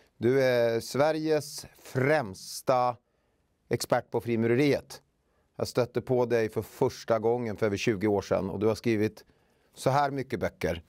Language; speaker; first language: Swedish; native; Swedish